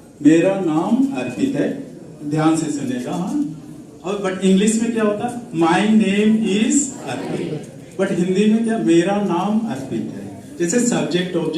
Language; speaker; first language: Hindi; native; Hindi